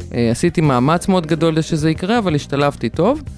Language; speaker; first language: Hebrew; non-native, fluent; Lithuanian